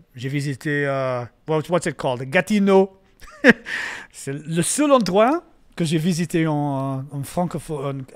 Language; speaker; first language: French; non-native, fluent; English